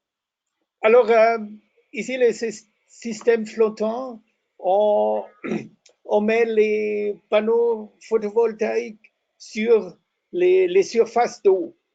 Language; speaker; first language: French; non-native, fluent; German